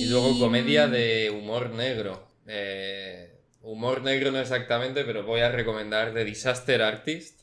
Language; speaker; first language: Spanish; native; Spanish